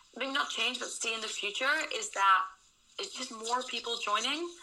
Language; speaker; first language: English; non-native, fluent; Dutch